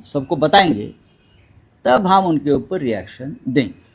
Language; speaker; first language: Hindi; non-native, local second language; Marathi